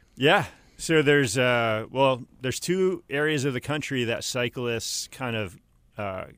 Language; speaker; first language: English; native; English